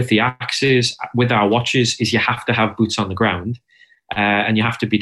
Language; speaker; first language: English; native; English